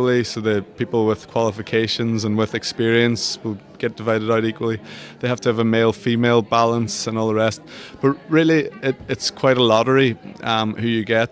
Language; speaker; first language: English; native; English